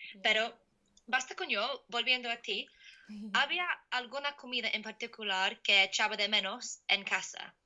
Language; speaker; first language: Spanish; non-native, learner; English